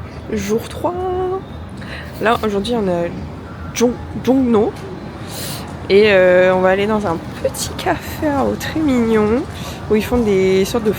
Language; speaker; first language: French; native; French